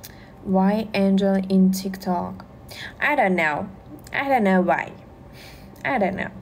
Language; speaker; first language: English; non-native, learner; Russian